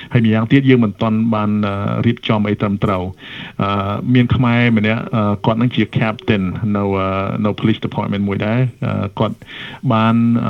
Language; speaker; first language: Khmer; early bilingual, other home language; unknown